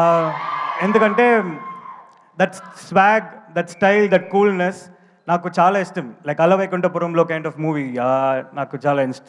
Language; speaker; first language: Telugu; non-native, learner; Tamil